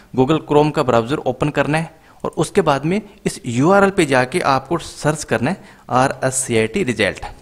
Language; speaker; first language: Hindi; native; Hindi